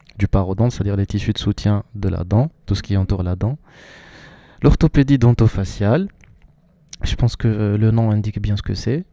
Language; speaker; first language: French; non-native, local second language; Arabic